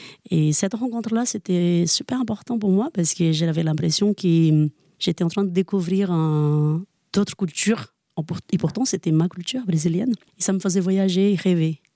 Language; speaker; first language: French; non-native, fluent; Portuguese